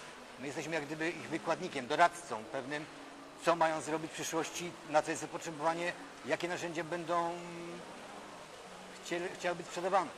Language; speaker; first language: Polish; native; Polish